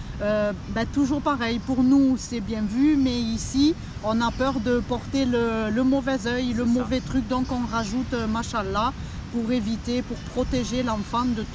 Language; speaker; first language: French; native; French